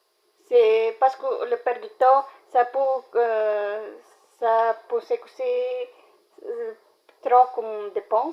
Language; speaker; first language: French; non-native, learner; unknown